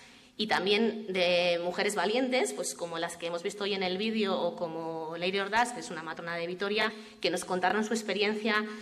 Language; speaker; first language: Spanish; native; Spanish